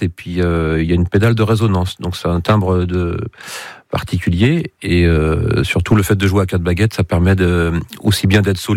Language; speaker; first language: French; native; French